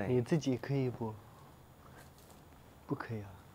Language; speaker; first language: Chinese; non-native, local second language; Tibetan